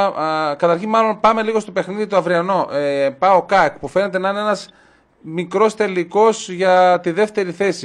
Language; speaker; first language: Greek; native; Greek